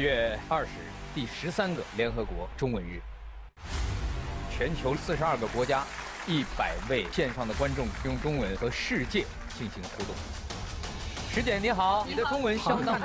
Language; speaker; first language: Chinese; native; Chinese